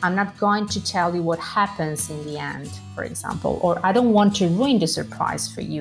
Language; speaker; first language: English; non-native, fluent; Italian